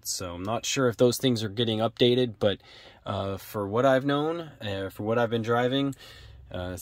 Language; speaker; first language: English; native; English